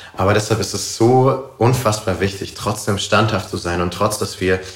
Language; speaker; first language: German; native; German